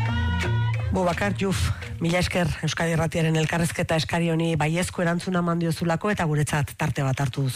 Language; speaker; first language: Basque; native; Basque